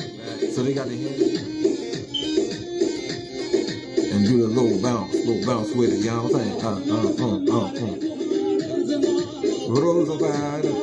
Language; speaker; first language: English; native; English